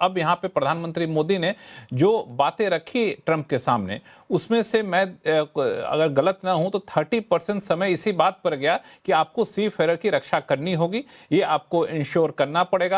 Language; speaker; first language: Hindi; native; Hindi